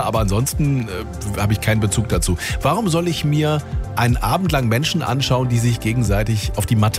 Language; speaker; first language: German; native; German